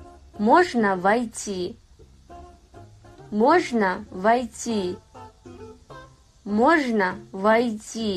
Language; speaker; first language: Russian; non-native, fluent; Kazakh